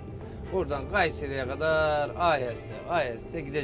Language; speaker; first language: Turkish; native; Turkish